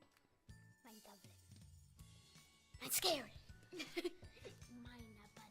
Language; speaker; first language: Welsh; non-native, local second language; English